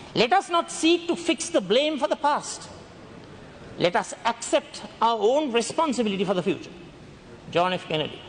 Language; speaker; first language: English; non-native, local second language; Sinhala